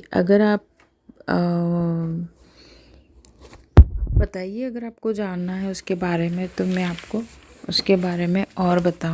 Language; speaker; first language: Hindi; native; Hindi